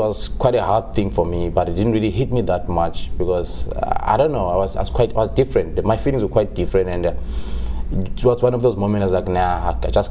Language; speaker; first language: English; non-native, local second language; Xhosa